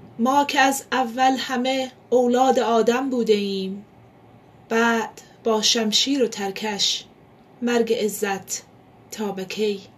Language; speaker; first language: Persian; non-native, local second language; Pashto